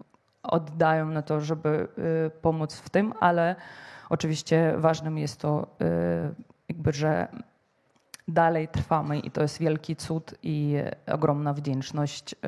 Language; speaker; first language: Polish; non-native, fluent; Ukrainian